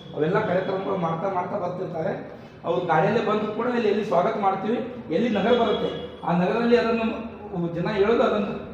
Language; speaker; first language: Kannada; non-native, local second language; Lambadi